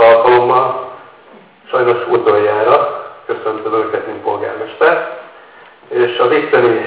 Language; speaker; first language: Hungarian; native; Hungarian